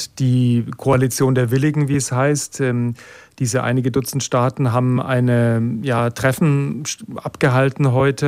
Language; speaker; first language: German; native; German